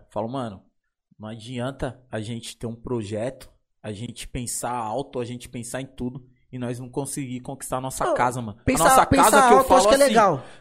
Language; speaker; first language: Portuguese; native; Portuguese